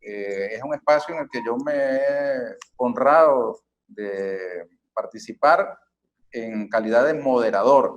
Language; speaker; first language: Spanish; native; Spanish